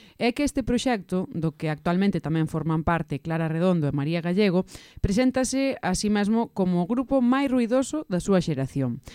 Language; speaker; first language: Galician; native; Galician